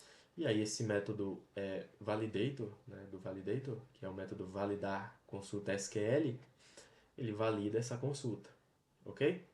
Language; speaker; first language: Portuguese; native; Portuguese